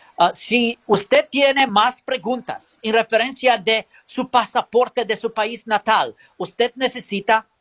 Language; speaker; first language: Spanish; non-native, learner; English